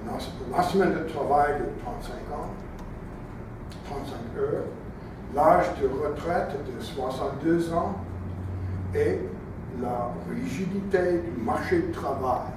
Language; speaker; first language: French; non-native, fluent; English